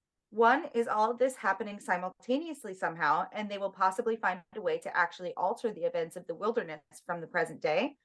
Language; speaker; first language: English; native; English